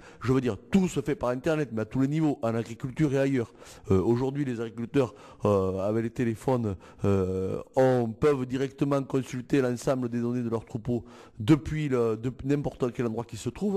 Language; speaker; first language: French; native; French